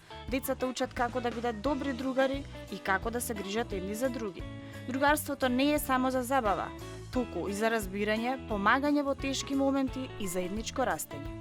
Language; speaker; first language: Macedonian; native; Macedonian